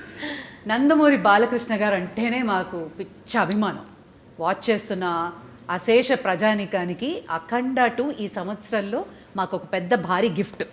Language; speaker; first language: Telugu; native; Telugu